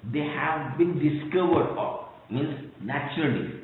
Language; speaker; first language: English; non-native, local second language; Marathi